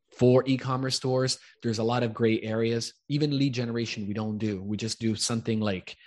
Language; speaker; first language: English; early bilingual, other home language; Italian